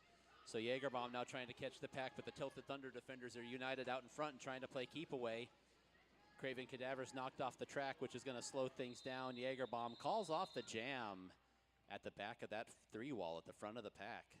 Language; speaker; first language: English; native; English